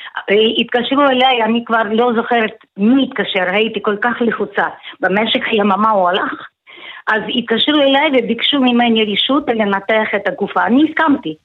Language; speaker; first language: Hebrew; non-native, fluent; Russian